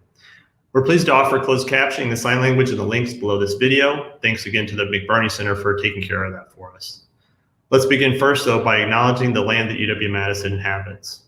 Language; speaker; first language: English; native; English